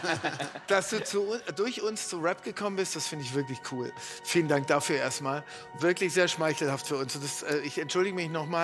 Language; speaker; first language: German; native; German